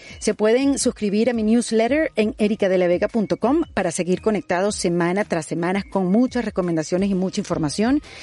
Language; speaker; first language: Spanish; native; Spanish